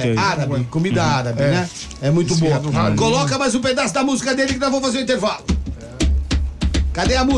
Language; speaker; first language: Portuguese; native; Portuguese